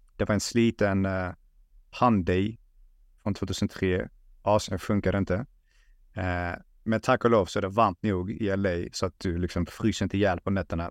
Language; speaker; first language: Swedish; early bilingual, other home language; Russian